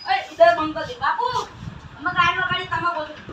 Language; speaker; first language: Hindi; non-native, local second language; Gujarati